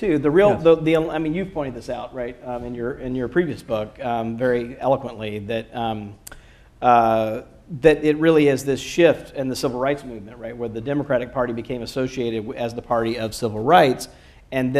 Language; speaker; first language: English; native; English